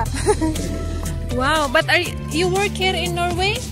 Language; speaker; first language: English; non-native, local second language; Cebuano